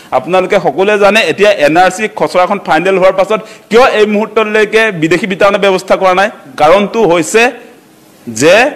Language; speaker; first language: Assamese; non-native, local second language; Mising